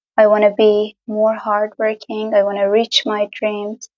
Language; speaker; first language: English; non-native, fluent; Persian